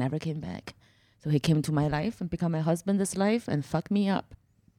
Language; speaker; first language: English; non-native, fluent; Chinese